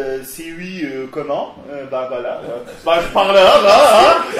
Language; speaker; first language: French; non-native, local second language; Arabic